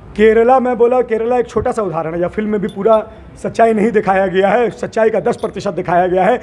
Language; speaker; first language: Hindi; native; Hindi